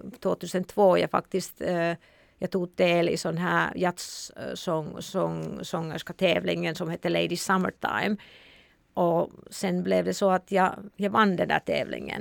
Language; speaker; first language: Swedish; non-native, fluent; Finnish